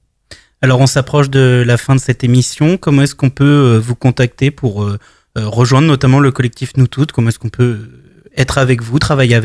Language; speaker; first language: French; native; French